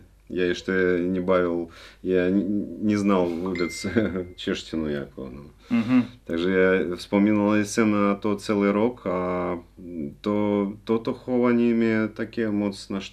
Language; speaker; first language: Czech; non-native, learner; Russian